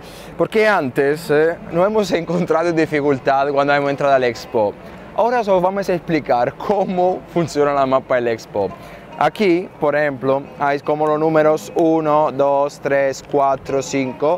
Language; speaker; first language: Spanish; non-native, fluent; Italian